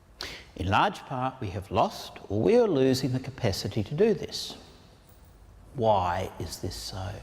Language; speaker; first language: English; native; English